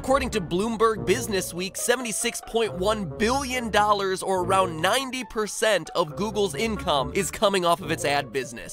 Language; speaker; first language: English; native; English